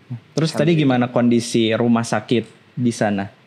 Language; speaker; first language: Indonesian; non-native, local second language; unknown